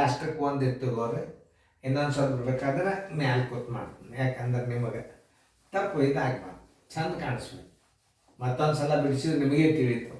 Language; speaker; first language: Kannada; native; Kannada